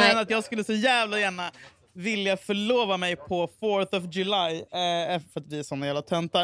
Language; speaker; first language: Swedish; native; Swedish